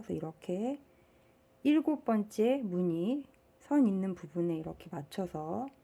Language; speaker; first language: Korean; native; Korean